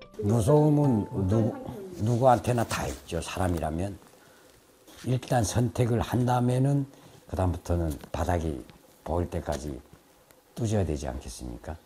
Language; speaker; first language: Korean; native; Korean